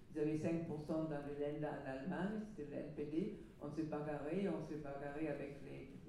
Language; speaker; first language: French; non-native, fluent; German